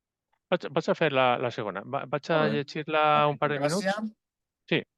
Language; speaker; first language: Catalan; non-native, local second language; Spanish